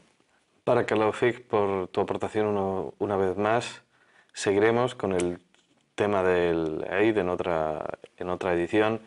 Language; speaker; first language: Spanish; native; Spanish